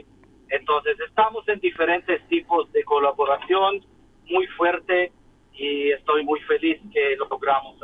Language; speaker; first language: Spanish; non-native, fluent; Hebrew